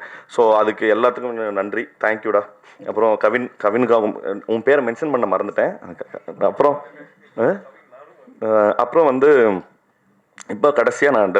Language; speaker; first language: Tamil; native; Tamil